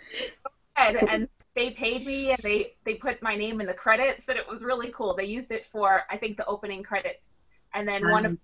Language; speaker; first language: English; native; English